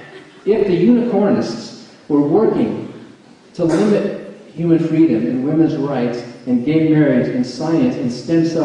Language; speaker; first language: English; native; English